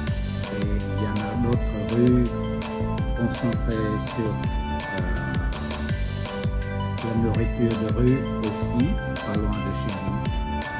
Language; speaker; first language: French; non-native, fluent; Vietnamese